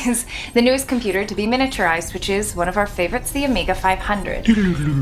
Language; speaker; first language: English; native; English